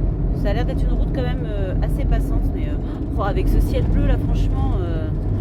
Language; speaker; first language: French; native; French